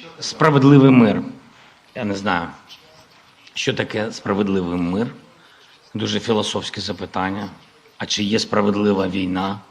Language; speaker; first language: Ukrainian; non-native, local second language; Russian